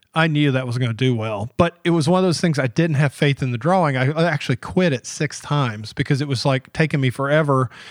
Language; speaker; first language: English; native; English